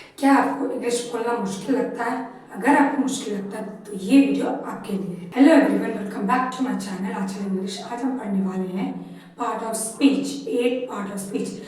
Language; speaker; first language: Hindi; native; Hindi